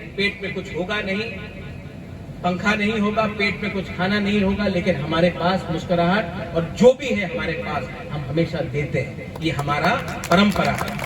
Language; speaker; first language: Hindi; non-native, local second language; Kok Borok